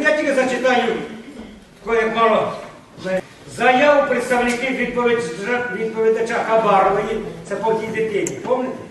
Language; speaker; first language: Ukrainian; native; Ukrainian